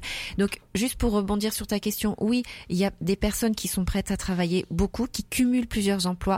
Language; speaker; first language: French; native; French